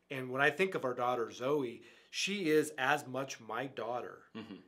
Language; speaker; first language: English; native; English